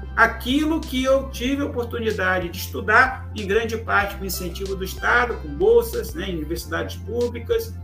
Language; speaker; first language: Portuguese; native; Portuguese